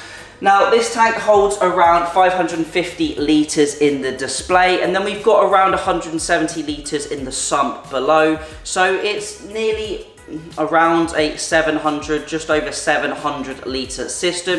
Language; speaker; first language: English; native; English